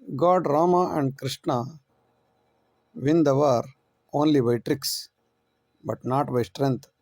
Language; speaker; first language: English; non-native, local second language; Kannada